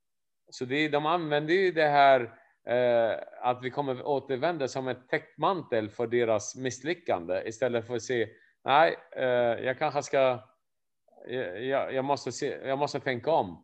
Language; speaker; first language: Swedish; non-native, fluent; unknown